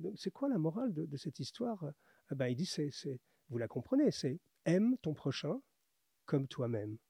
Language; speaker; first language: French; native; French